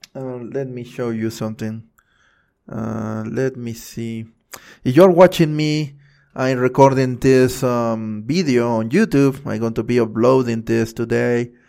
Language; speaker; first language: English; non-native, fluent; Spanish